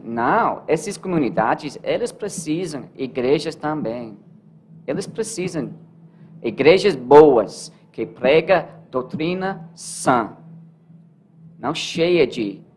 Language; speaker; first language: Portuguese; non-native, learner; English